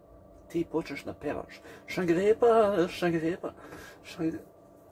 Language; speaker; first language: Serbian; early bilingual, heritage; English